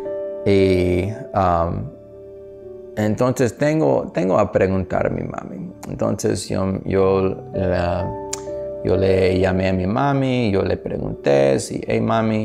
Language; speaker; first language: Spanish; non-native, learner; English